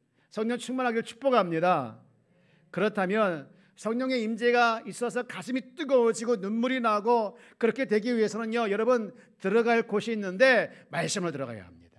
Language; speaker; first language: Korean; native; Korean